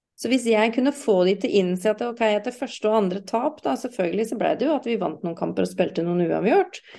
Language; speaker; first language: Norwegian; non-native, fluent; English